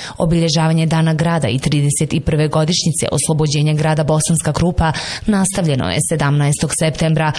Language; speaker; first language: Bosnian; native; Bosnian